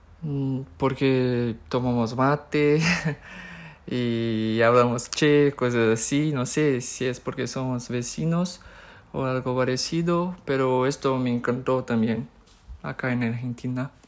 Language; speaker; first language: Spanish; non-native, fluent; Portuguese